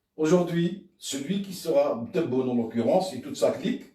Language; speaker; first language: French; non-native, local second language; Arabic